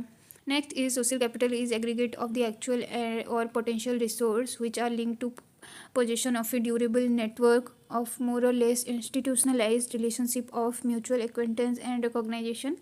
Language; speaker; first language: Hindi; native; Hindi